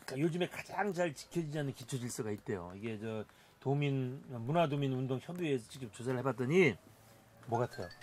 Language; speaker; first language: Korean; native; Korean